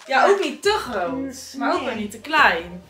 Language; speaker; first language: Dutch; native; Dutch